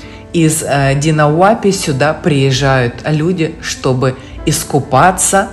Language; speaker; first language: Russian; native; Russian